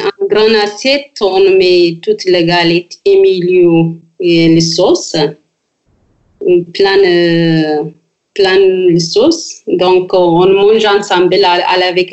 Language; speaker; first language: French; non-native, learner; Amharic